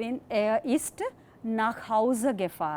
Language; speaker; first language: German; non-native, fluent; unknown